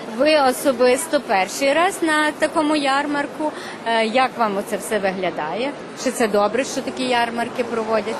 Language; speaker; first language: Ukrainian; early bilingual, heritage; Ukrainian